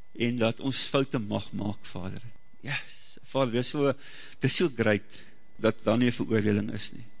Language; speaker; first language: Afrikaans; native; Afrikaans